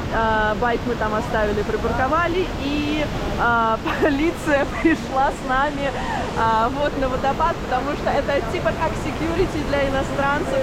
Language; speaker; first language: Russian; native; Russian